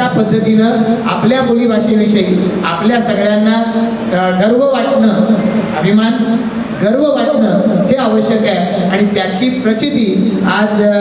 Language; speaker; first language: Marathi; native; Marathi